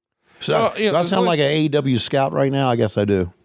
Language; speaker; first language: English; native; English